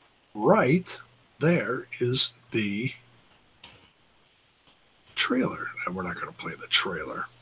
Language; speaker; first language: English; native; English